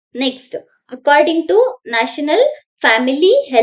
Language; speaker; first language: English; non-native, local second language; Kannada